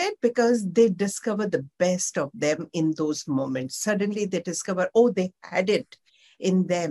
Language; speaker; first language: English; non-native, local second language; Gujarati